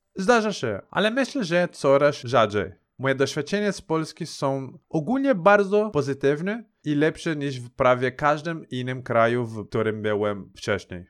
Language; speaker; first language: Polish; non-native, learner; Portuguese